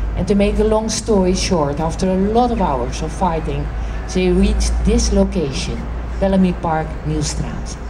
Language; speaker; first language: English; non-native, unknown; Dutch